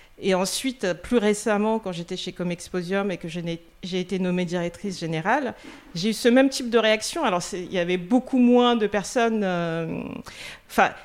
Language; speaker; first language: French; non-native, local second language; Russian